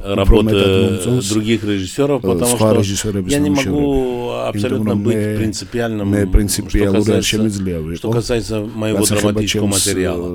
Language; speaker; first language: Russian; non-native, fluent; Romanian